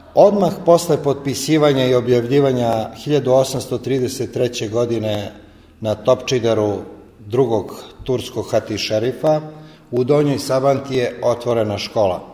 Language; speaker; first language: Serbian; native; Serbian